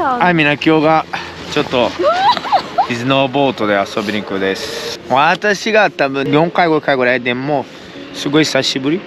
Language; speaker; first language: Japanese; non-native, learner; Portuguese